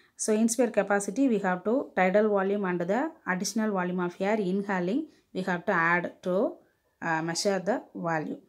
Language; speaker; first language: English; non-native, local second language; Tamil